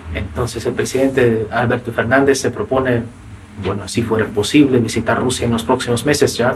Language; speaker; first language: Spanish; non-native, fluent; Russian